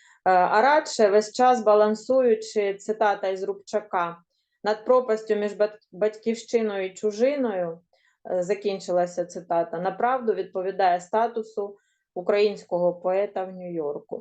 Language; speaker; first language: Ukrainian; native; Ukrainian